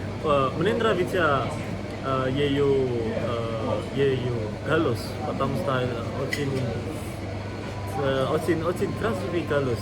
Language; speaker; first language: Russian; non-native, learner; Indonesian